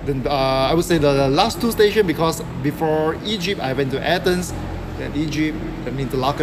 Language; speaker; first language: English; non-native, local second language; Chinese